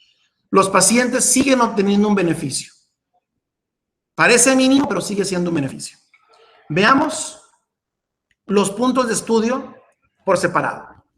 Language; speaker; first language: Spanish; native; Spanish